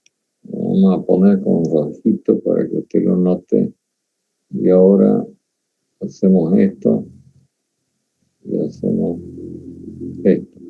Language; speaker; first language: Spanish; native; Spanish